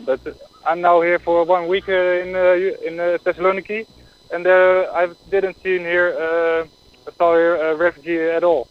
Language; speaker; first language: English; non-native, fluent; Dutch